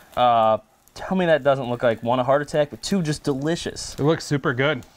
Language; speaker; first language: English; native; English